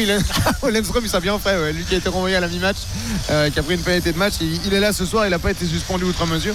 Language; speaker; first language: French; native; French